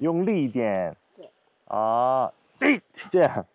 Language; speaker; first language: Chinese; non-native, learner; Korean